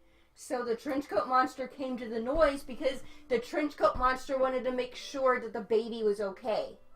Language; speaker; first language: English; native; English